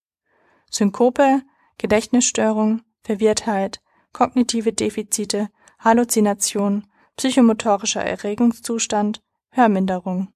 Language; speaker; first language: German; native; German